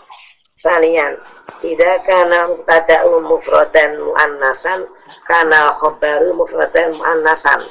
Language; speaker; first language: Arabic; non-native, learner; Indonesian